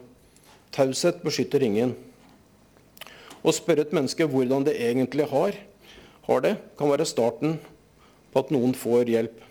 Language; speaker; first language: Norwegian; non-native, learner; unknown